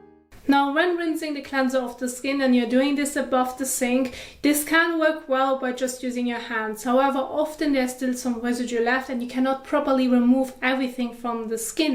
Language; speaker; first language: English; non-native, fluent; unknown